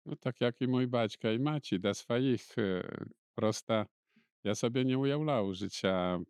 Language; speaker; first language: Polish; non-native, local second language; Belarusian